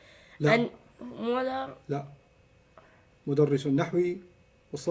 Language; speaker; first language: Arabic; non-native, fluent; English